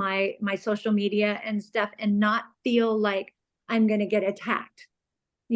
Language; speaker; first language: English; native; English